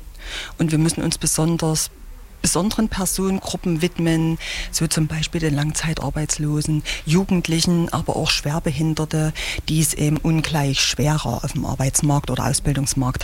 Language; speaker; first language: German; native; German